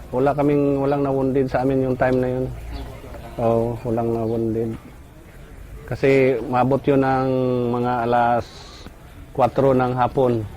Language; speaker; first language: Filipino; non-native, local second language; Cebuano